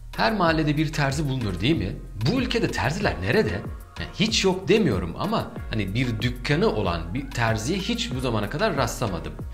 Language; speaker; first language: Turkish; native; Turkish